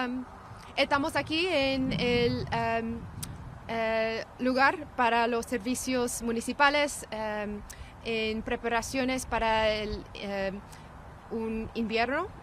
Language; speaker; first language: Spanish; non-native, learner; English